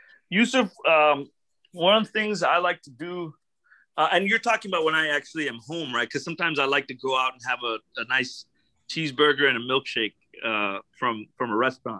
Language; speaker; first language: English; native; English